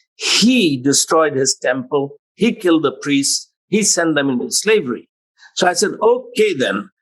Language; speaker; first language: English; non-native, local second language; Hindi